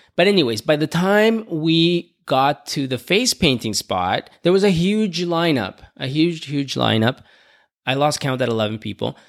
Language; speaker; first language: English; native; English